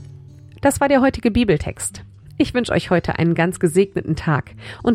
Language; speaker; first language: German; native; German